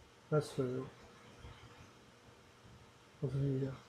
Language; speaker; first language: Korean; non-native, learner; Dutch